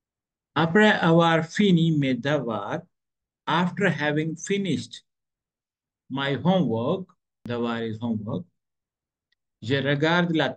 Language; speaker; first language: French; non-native, fluent; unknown